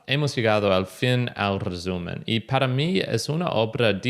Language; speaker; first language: Spanish; non-native, fluent; English